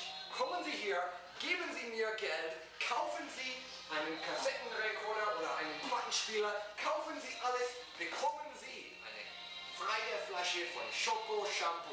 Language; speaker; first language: German; non-native, learner; English